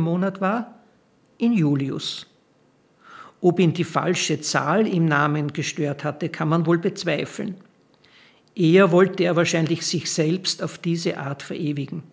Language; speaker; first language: German; native; German